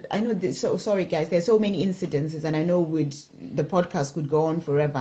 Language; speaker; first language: English; non-native, local second language; Shona